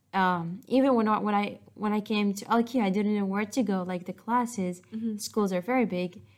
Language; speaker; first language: English; non-native, fluent; Arabic